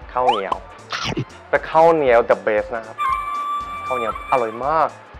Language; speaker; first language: Thai; non-native, fluent; Japanese